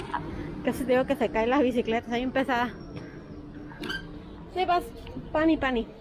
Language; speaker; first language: Spanish; native; Spanish